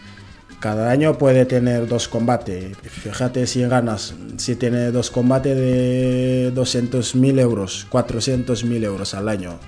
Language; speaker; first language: Spanish; non-native, learner; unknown